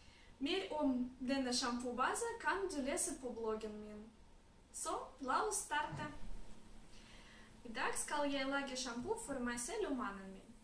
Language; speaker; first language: Swedish; non-native, learner; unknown